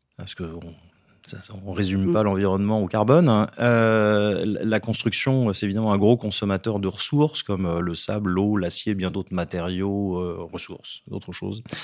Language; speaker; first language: French; native; French